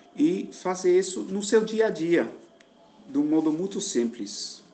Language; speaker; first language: Portuguese; non-native, fluent; Dutch